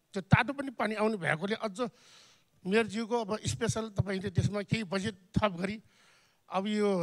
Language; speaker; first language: Nepali; non-native, local second language; Newari